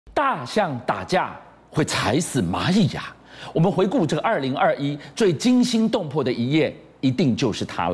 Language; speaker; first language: Chinese; native; Chinese